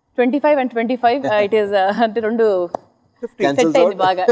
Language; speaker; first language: Telugu; native; Telugu